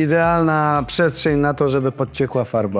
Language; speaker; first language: Polish; native; Polish